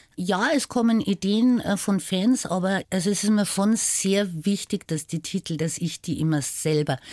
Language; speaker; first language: German; native; German